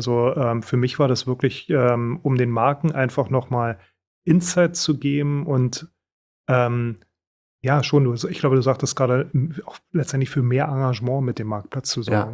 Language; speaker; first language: German; native; German